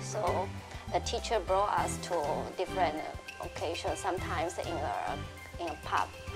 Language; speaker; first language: English; non-native, learner; Chinese